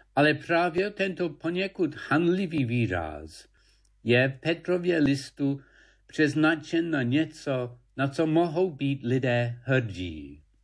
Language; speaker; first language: Czech; non-native, fluent; English